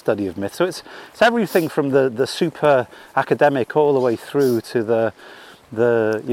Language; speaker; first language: English; native; English